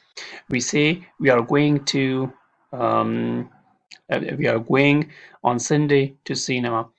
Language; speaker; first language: English; non-native, fluent; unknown